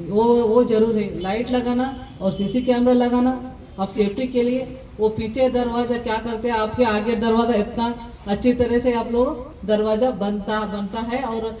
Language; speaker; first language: Hindi; non-native, local second language; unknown